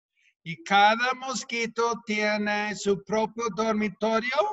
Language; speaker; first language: Spanish; non-native, fluent; English